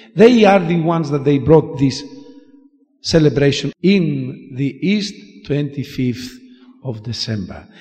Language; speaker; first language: English; non-native, fluent; Greek